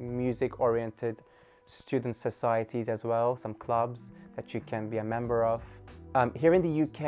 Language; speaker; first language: English; non-native, fluent; Turkish